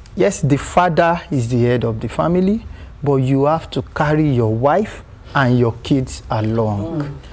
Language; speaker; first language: English; non-native, local second language; Yoruba